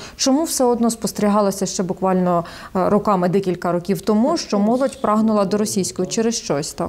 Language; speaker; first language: Ukrainian; native; Ukrainian